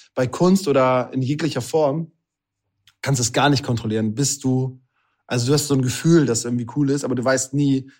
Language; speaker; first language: German; native; German